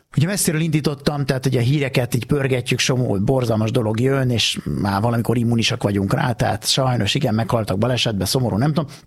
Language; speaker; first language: Hungarian; native; Hungarian